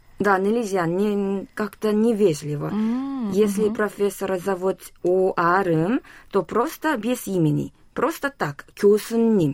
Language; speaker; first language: Russian; non-native, local second language; Korean